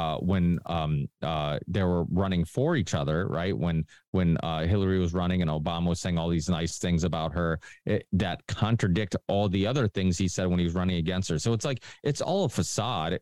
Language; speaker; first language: English; early bilingual, other home language; Portuguese